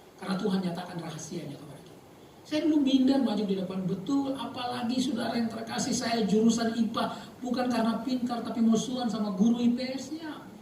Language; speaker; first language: Indonesian; native; Indonesian